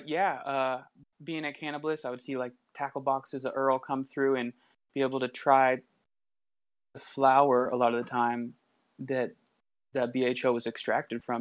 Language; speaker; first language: English; native; English